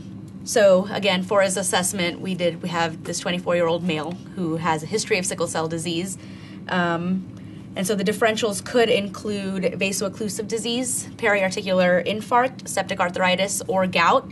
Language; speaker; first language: English; native; English